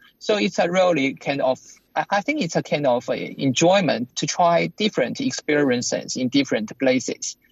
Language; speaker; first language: English; non-native, fluent; Chinese